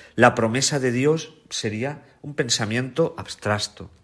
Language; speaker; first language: Spanish; native; Spanish